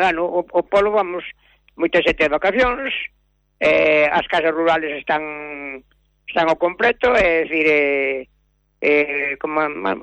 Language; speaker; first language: Galician; native; Galician